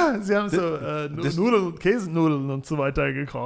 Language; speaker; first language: German; non-native, fluent; English